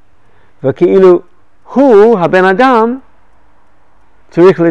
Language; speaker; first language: Hebrew; non-native, fluent; English